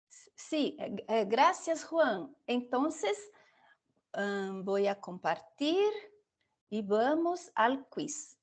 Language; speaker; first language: Spanish; non-native, fluent; Portuguese